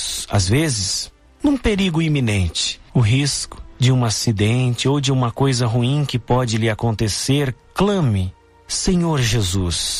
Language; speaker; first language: Portuguese; native; Portuguese